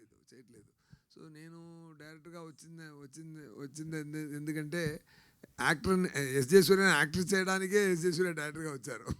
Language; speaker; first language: Telugu; non-native, learner; Tamil